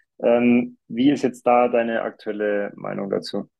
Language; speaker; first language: German; native; German